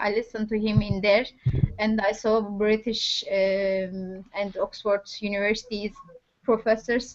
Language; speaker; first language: English; non-native, learner; Turkish